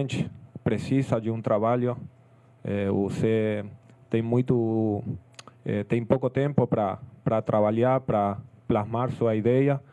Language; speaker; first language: Portuguese; non-native, fluent; Spanish